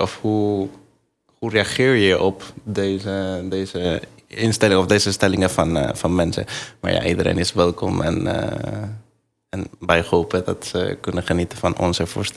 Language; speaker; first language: Dutch; non-native, fluent; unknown